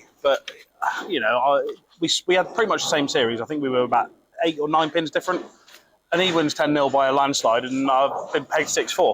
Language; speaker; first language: English; native; English